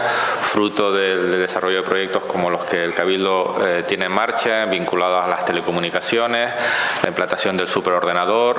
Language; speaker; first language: Spanish; native; Spanish